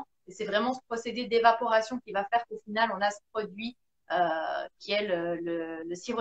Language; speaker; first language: French; native; French